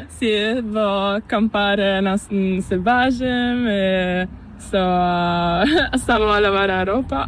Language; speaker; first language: Spanish; non-native, learner; Italian